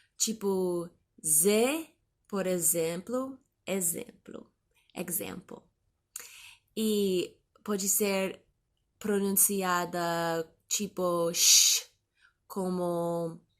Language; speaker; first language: Portuguese; non-native, learner; English